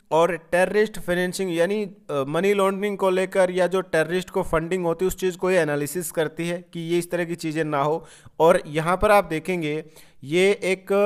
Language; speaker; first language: Hindi; native; Hindi